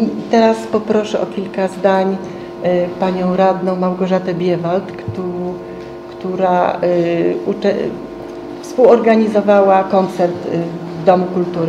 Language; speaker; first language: Polish; native; Polish